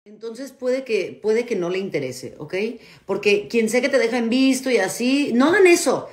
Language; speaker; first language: Spanish; native; Spanish